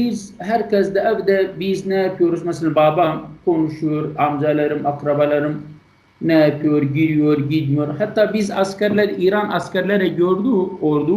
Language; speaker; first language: Turkish; non-native, learner; Kurdish